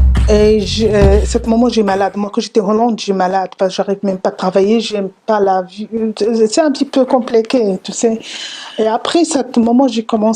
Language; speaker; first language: French; non-native, learner; Arabic